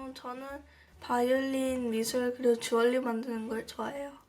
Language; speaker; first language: Korean; early bilingual, heritage; Korean